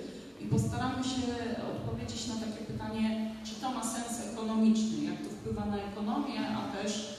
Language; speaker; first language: Polish; native; Polish